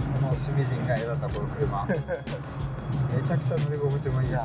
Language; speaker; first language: Japanese; native; Japanese